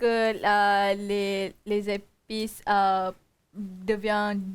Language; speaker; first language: French; non-native, learner; Malay